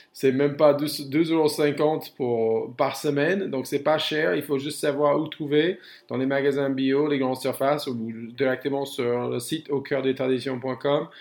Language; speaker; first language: French; non-native, fluent; English